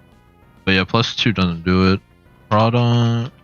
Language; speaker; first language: English; native; English